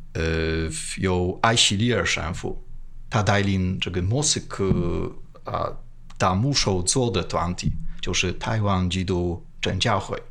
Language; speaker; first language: Chinese; non-native, fluent; Polish